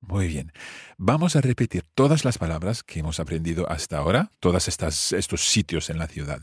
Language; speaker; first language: Spanish; non-native, fluent; English